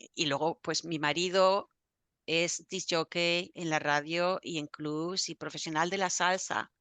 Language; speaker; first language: Spanish; native; Spanish